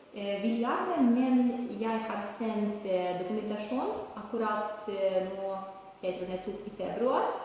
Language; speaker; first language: Norwegian; non-native, learner; Ukrainian